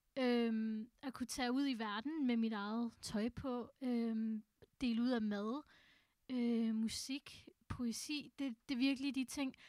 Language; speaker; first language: Danish; early bilingual, other home language; Urdu